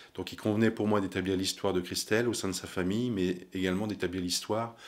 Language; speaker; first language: French; native; French